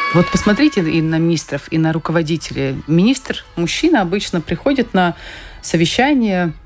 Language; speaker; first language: Russian; non-native, fluent; Latvian